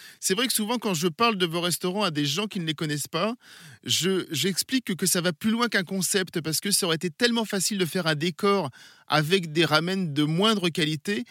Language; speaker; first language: French; native; French